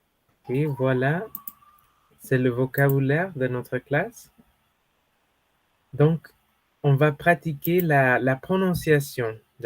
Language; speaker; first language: French; non-native, fluent; Spanish